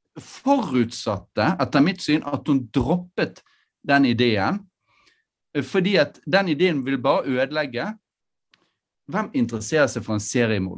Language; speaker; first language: Norwegian; native; Norwegian